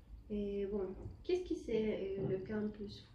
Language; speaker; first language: French; non-native, learner; Spanish